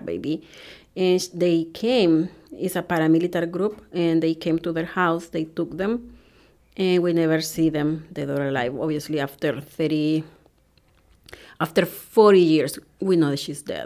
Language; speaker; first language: English; non-native, fluent; Spanish